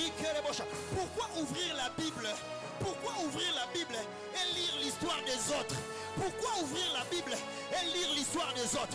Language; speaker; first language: French; non-native, local second language; Lingala